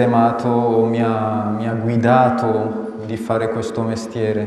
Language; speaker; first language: Italian; non-native, fluent; Amharic